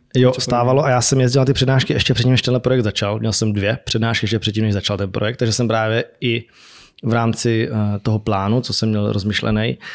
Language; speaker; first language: Czech; native; Czech